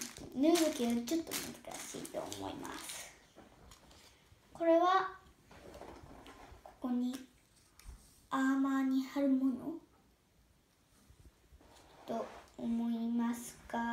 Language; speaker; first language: Japanese; early bilingual, heritage; Japanese